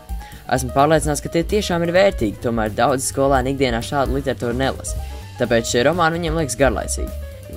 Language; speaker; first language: Latvian; native; Latvian